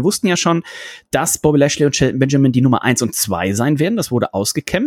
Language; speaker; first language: German; native; German